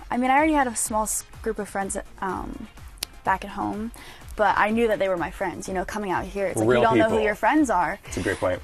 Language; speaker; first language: English; native; English